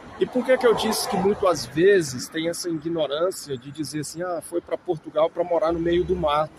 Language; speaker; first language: Portuguese; native; Portuguese